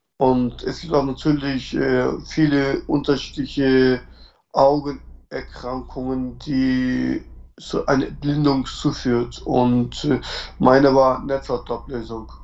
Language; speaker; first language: German; non-native, fluent; Turkish